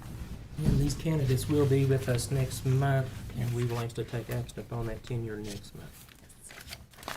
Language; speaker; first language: English; native; English